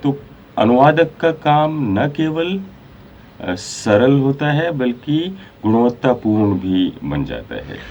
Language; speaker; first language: Hindi; native; Hindi